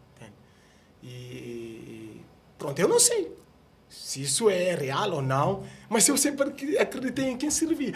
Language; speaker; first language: Portuguese; non-native, local second language; Upper Guinea Crioulo